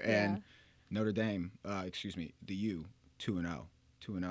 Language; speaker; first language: English; native; English